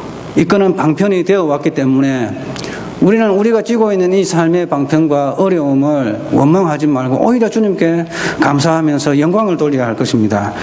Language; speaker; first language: Korean; native; Korean